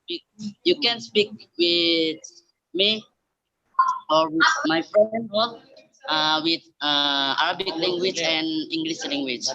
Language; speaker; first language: English; non-native, learner; Indonesian